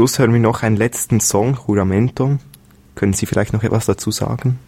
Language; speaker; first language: German; native; German